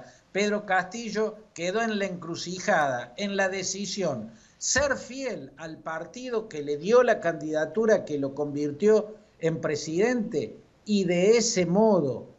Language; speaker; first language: Spanish; native; Spanish